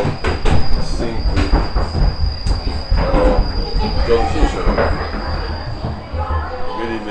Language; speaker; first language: English; non-native, learner; Japanese